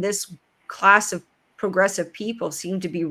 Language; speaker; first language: English; native; English